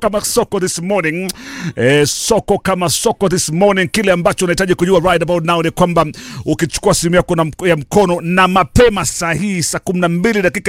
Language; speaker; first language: Swahili; native; Swahili